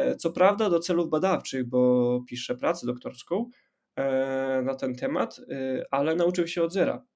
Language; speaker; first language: Polish; non-native, local second language; Ukrainian